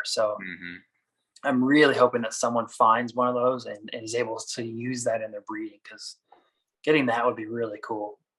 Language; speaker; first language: English; native; English